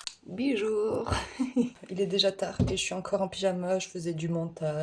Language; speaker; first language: French; native; French